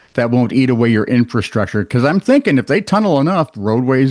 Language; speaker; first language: English; native; English